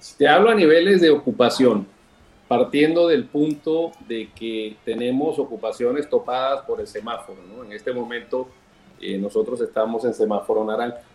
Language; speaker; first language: Spanish; native; Spanish